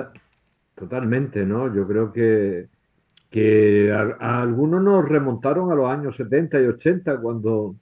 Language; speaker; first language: Spanish; native; Spanish